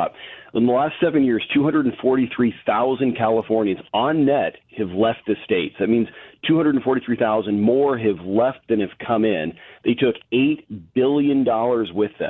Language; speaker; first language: English; native; English